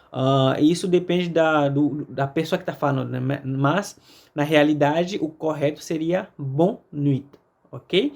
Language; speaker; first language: Portuguese; non-native, fluent; Haitian Creole